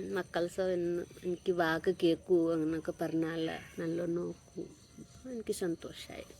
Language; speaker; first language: Malayalam; non-native, local second language; Hindi